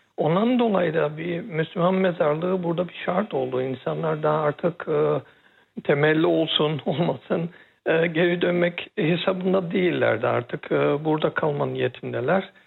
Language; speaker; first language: Turkish; early bilingual, heritage; Turkish